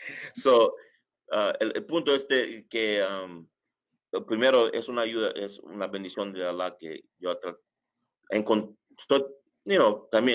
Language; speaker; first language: Spanish; early bilingual, heritage; English